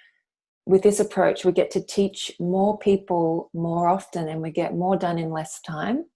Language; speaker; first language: English; native; English